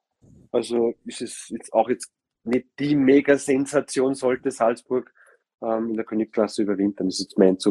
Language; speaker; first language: German; native; German